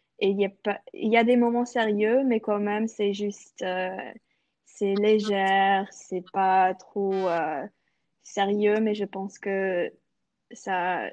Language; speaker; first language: French; non-native, local second language; English